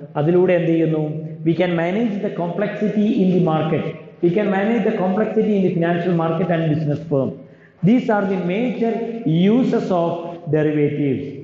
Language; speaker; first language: English; non-native, local second language; Malayalam